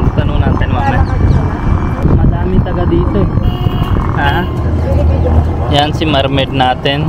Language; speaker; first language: Filipino; non-native, learner; Hindi